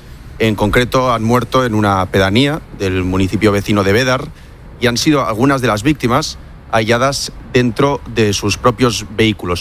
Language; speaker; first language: Spanish; native; Spanish